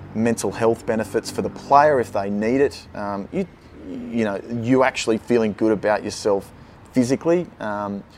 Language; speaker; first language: English; native; English